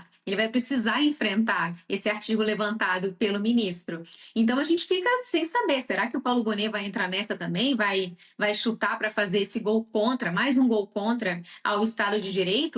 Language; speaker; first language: Portuguese; native; Portuguese